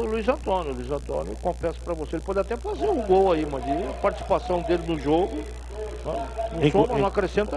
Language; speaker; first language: Portuguese; native; Portuguese